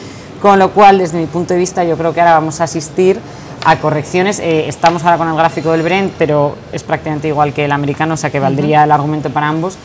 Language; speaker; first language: Spanish; native; Spanish